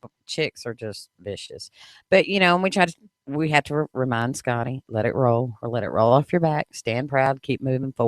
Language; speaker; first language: English; native; English